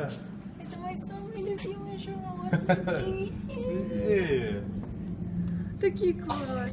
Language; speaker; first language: Russian; native; Russian